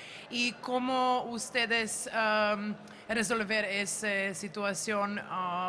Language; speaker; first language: Spanish; non-native, learner; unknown